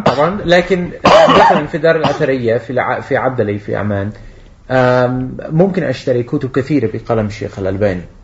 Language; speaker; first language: Arabic; non-native, fluent; Dutch